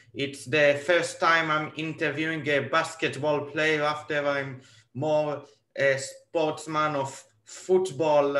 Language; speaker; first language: English; non-native, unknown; Hebrew